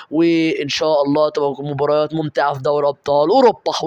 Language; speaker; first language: Arabic; native; Arabic